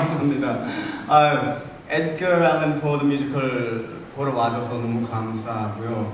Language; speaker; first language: Korean; early bilingual, heritage; English